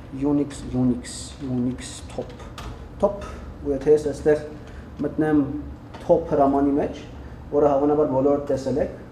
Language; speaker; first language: Armenian; early bilingual, heritage; Armenian